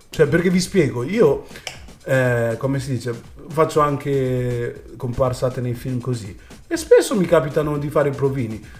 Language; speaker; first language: Italian; early bilingual, other home language; Yoruba